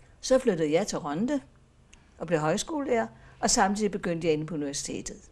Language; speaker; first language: Danish; native; Danish